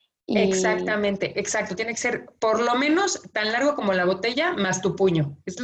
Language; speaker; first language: Spanish; native; Spanish